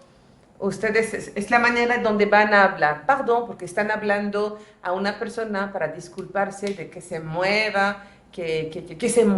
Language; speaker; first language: Spanish; non-native, fluent; French